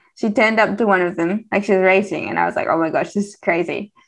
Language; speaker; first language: English; native; English